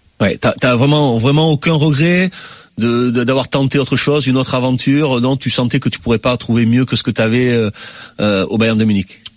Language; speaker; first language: French; native; French